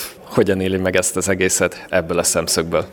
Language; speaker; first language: Hungarian; native; Hungarian